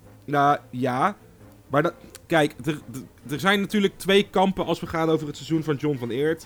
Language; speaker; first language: Dutch; native; Dutch